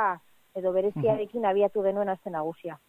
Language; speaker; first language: Basque; native; Basque